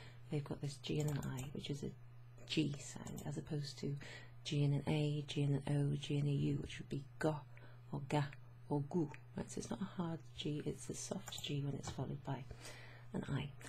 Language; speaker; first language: English; native; English